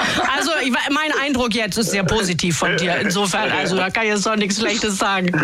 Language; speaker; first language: German; native; German